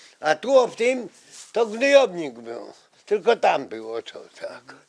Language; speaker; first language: Polish; non-native, local second language; Ukrainian